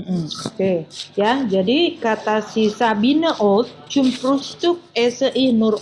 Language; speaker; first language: German; non-native, fluent; Indonesian